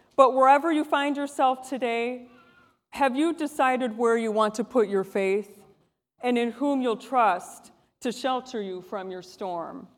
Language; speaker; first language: English; native; English